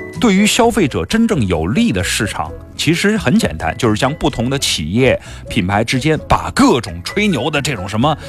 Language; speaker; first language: Chinese; native; Chinese